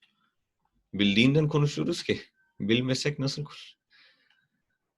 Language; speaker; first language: Turkish; non-native, fluent; Urdu